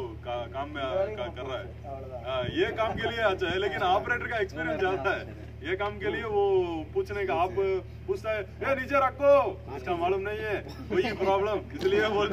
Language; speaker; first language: Hindi; non-native, local second language; Tamil